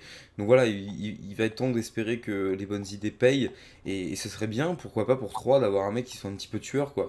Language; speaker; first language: French; native; French